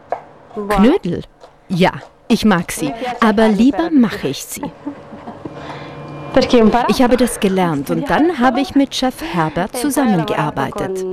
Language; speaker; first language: German; non-native, fluent; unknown